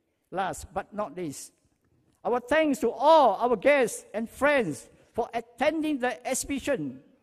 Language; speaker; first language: English; non-native, local second language; Chinese